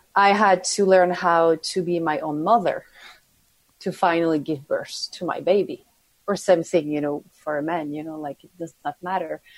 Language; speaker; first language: English; non-native, fluent; French